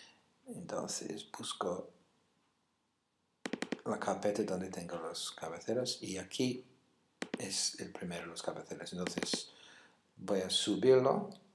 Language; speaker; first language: Spanish; non-native, fluent; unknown